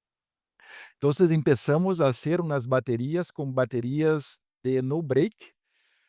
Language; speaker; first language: Spanish; non-native, fluent; Portuguese